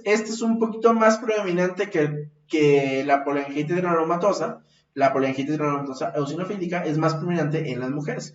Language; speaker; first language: Spanish; native; Spanish